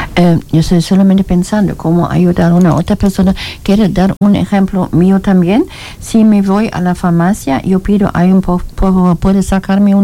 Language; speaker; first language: Spanish; non-native, learner; German